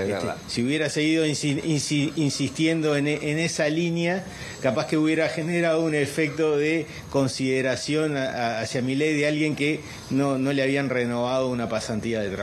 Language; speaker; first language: Spanish; native; Spanish